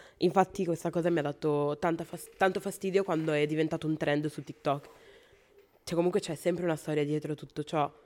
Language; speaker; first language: Italian; non-native, fluent; Spanish